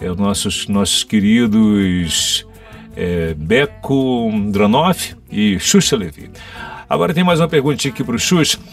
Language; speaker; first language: Portuguese; native; Portuguese